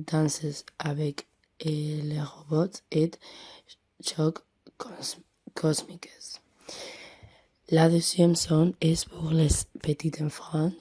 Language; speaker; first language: French; non-native, learner; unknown